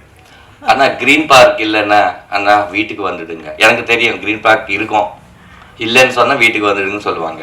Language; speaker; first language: Tamil; non-native, learner; Telugu